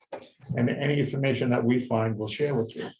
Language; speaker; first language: English; native; English